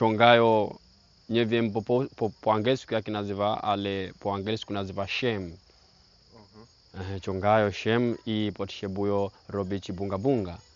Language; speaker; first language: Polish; non-native, learner; Swahili